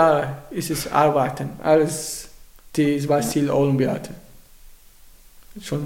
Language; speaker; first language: German; non-native, learner; Arabic